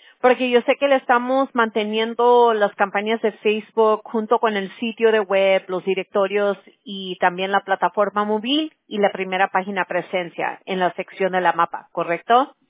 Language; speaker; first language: Spanish; early bilingual, heritage; Spanish